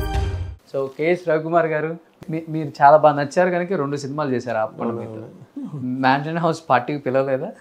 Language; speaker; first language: Telugu; native; Telugu